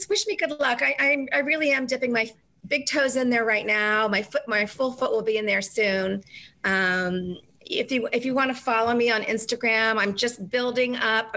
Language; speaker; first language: English; native; English